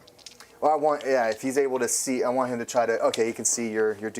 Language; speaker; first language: English; native; English